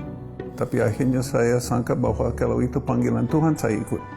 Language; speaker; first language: Indonesian; non-native, fluent; English